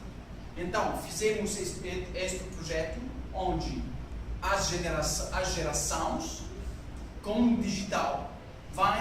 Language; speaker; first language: Portuguese; non-native, learner; French